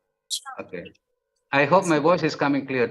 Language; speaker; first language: English; non-native, fluent; Indonesian